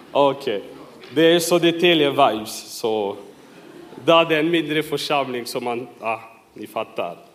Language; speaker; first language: Swedish; non-native, fluent; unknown